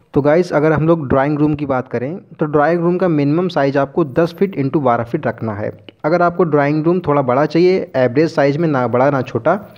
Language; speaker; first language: Hindi; native; Hindi